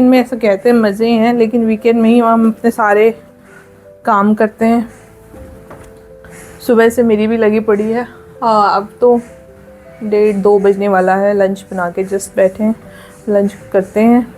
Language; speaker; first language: Hindi; native; Hindi